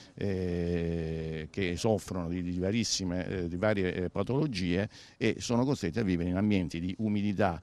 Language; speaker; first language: Italian; native; Italian